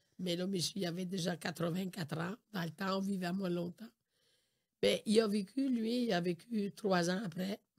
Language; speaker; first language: French; non-native, fluent; Italian